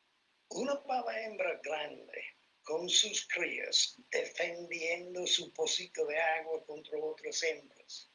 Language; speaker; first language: Spanish; non-native, fluent; English